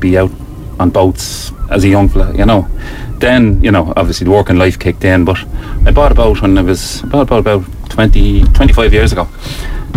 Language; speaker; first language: English; native; English